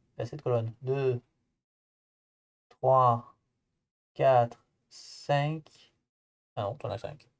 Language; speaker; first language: French; native; French